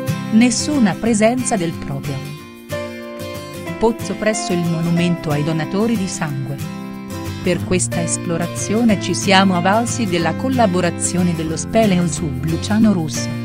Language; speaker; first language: Italian; native; Italian